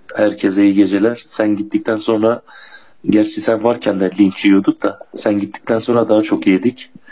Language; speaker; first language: Turkish; non-native, local second language; Kurdish